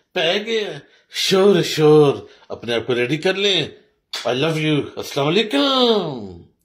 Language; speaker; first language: Urdu; non-native, local second language; Punjabi